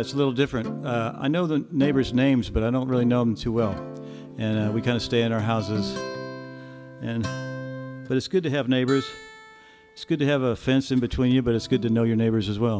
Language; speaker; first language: English; native; English